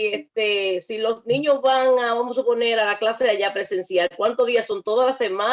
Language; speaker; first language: Spanish; native; Spanish